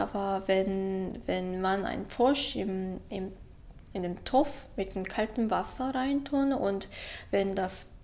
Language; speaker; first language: German; non-native, fluent; Korean